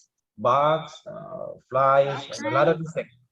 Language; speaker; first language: English; non-native, learner; Indonesian